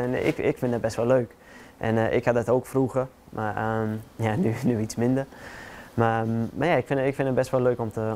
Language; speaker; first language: Dutch; non-native, fluent; English